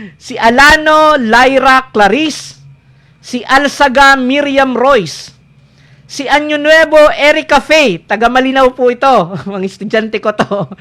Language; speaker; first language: Filipino; non-native, local second language; Bikol